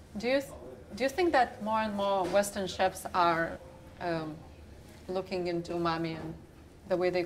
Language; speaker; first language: English; non-native, fluent; Lithuanian